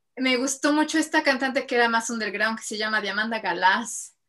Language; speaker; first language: Spanish; native; Spanish